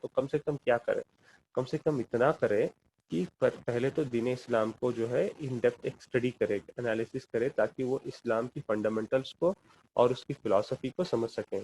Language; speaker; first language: Urdu; non-native, local second language; Kannada